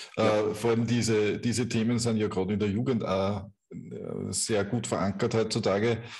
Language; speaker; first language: German; native; German